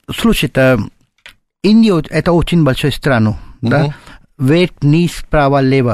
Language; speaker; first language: Russian; non-native, learner; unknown